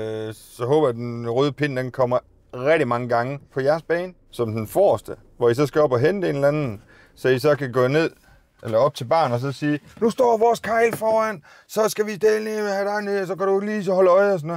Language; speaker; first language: Danish; native; Danish